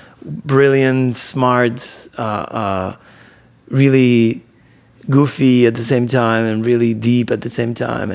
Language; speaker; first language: English; non-native, fluent; Spanish